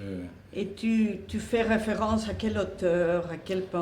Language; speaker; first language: French; non-native, fluent; Spanish